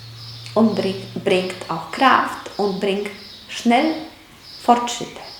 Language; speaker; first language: German; non-native, fluent; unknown